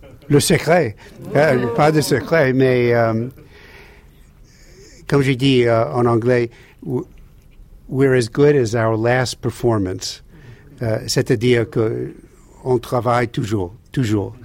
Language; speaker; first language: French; non-native, fluent; English